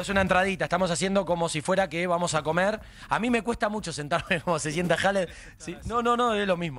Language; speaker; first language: Spanish; native; Spanish